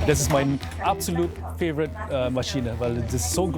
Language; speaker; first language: German; non-native, fluent; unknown